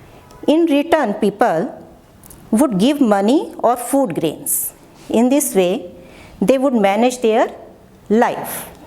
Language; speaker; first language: English; non-native, local second language; Gujarati